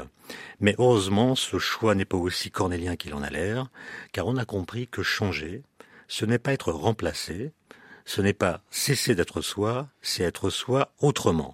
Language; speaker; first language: French; native; French